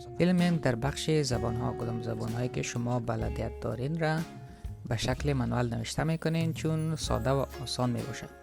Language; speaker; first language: Persian; non-native, local second language; Pashto